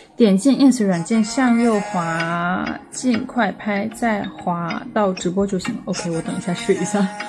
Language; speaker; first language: Chinese; native; Chinese